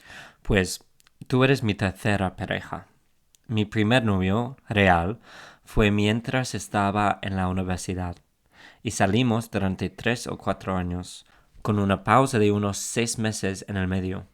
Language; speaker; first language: Spanish; non-native, fluent; English